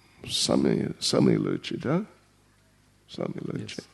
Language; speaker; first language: Russian; non-native, learner; English